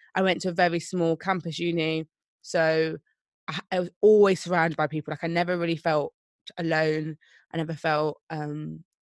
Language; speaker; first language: English; native; English